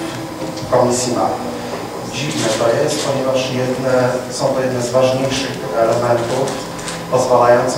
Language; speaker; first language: Polish; native; Polish